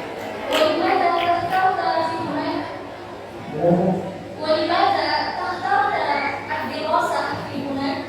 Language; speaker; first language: Arabic; non-native, fluent; Indonesian